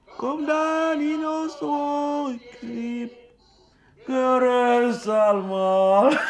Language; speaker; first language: Dutch; non-native, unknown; Lingala